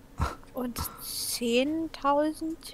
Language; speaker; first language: German; native; German